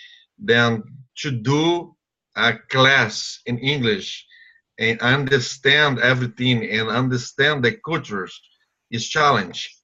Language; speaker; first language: English; non-native, fluent; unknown